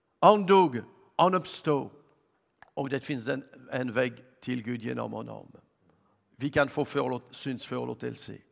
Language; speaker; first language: Swedish; non-native, learner; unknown